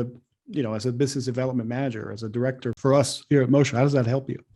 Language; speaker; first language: English; native; English